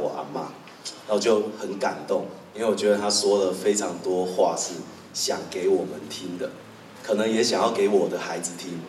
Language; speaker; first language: Chinese; native; Chinese